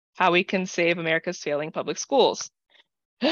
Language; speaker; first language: English; native; English